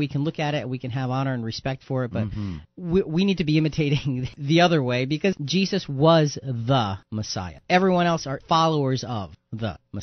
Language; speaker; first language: English; native; English